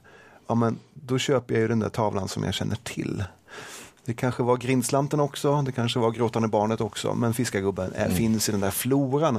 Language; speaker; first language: Swedish; native; Swedish